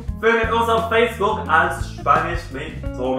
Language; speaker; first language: German; non-native, fluent; Spanish